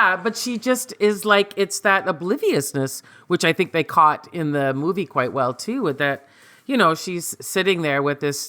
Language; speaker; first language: English; native; English